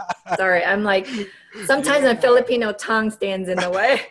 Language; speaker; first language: English; non-native, local second language; Cebuano